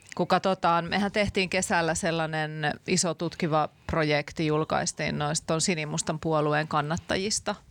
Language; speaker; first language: Finnish; native; Finnish